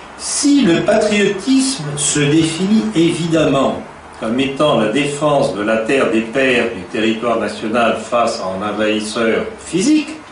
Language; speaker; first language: French; native; French